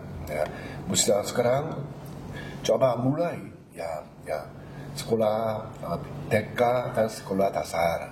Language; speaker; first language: Indonesian; non-native, learner; Korean